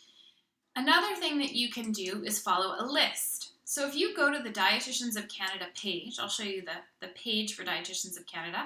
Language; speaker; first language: English; native; English